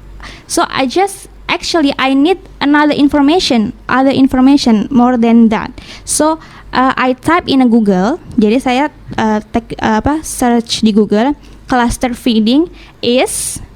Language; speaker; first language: English; non-native, learner; Indonesian